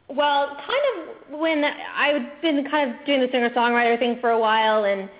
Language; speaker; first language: English; native; English